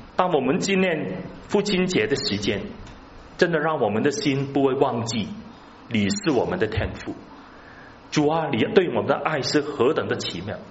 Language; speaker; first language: Chinese; non-native, local second language; Cantonese